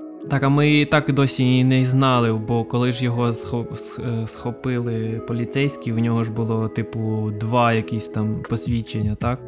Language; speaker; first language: Ukrainian; non-native, local second language; Russian